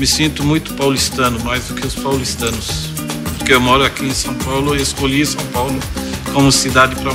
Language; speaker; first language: Portuguese; non-native, fluent; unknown